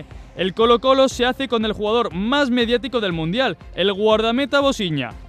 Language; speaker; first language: Spanish; native; Spanish